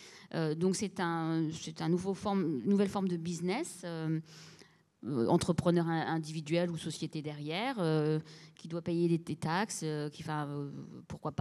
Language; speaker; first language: French; native; French